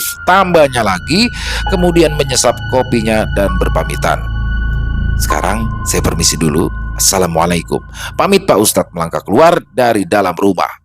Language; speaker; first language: Indonesian; native; Indonesian